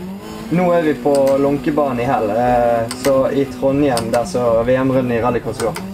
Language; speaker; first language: Norwegian; native; Norwegian